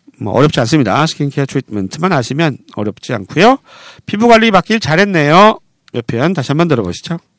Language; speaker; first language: Korean; native; Korean